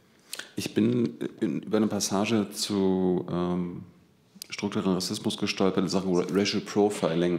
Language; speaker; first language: German; native; German